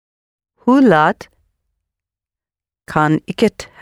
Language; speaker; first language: Dutch; non-native, learner; English